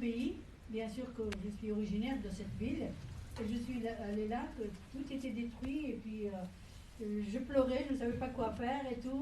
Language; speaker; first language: French; non-native, fluent; Persian